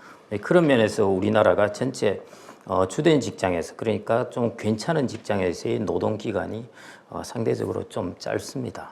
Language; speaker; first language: Korean; native; Korean